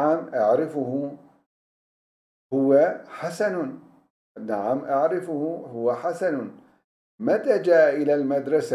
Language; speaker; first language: Arabic; non-native, fluent; Turkish